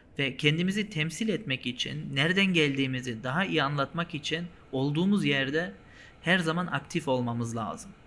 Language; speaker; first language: Turkish; early bilingual, heritage; Turkish